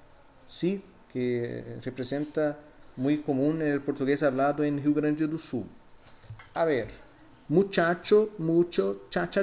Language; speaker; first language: Spanish; non-native, fluent; Portuguese